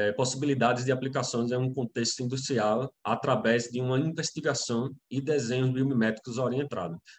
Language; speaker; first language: Spanish; non-native, learner; Portuguese